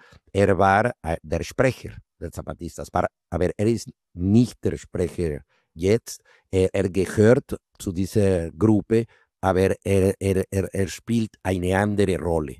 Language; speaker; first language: German; non-native, fluent; Spanish